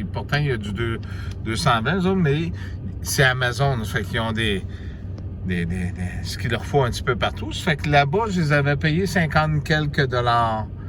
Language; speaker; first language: French; native; French